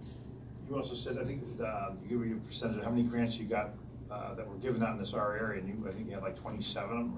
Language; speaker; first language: English; native; English